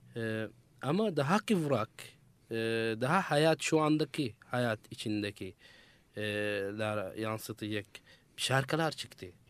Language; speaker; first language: Turkish; non-native, fluent; Arabic